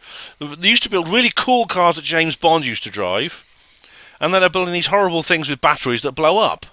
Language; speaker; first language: English; native; English